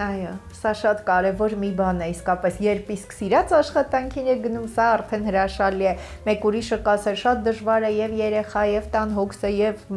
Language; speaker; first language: Armenian; native; Armenian